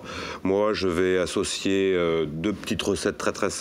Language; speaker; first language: French; native; French